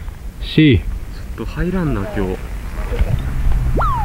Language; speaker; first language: Japanese; native; Japanese